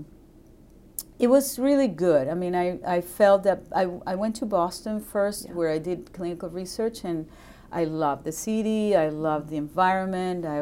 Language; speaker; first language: English; non-native, fluent; Spanish